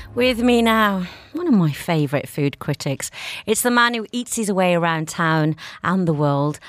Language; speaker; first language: English; native; English